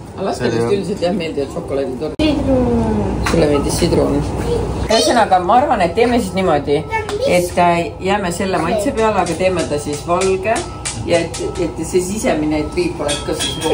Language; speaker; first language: Estonian; native; Estonian